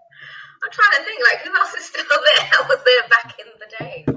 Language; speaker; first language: English; native; English